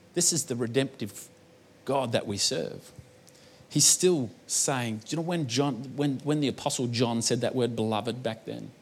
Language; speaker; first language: English; native; English